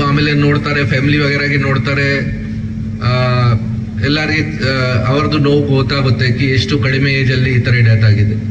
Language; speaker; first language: Kannada; non-native, learner; Hindi